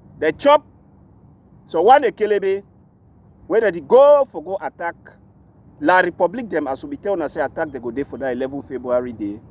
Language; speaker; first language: Nigerian Pidgin; native; Nigerian Pidgin